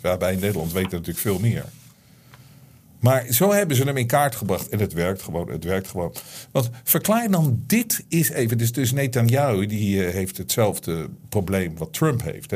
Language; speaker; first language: Dutch; native; Dutch